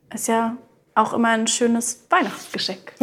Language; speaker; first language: German; native; German